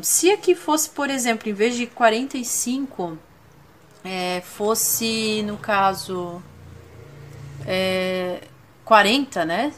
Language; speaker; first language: Portuguese; native; Portuguese